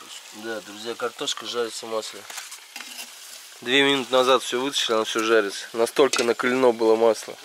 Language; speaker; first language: Russian; native; Russian